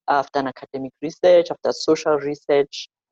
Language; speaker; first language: English; non-native, local second language; Zulu